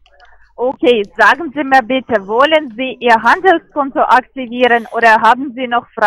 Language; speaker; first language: German; non-native, learner; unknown